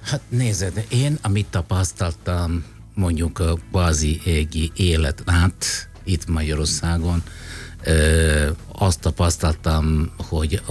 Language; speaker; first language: Hungarian; non-native, fluent; Italian